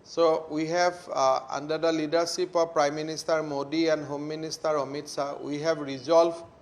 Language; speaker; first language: English; non-native, local second language; Assamese